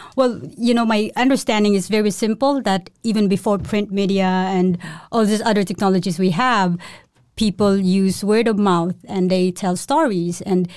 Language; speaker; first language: English; non-native, local second language; Cebuano